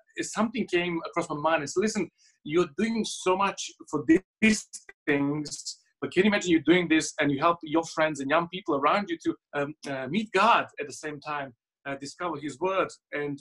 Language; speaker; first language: English; non-native, fluent; Serbian